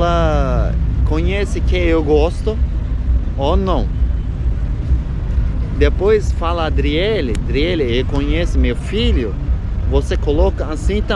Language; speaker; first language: Portuguese; non-native, learner; Turkish